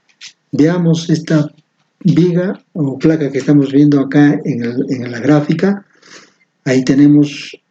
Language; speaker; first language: Spanish; native; Spanish